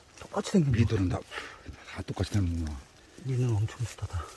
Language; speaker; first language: Korean; native; Korean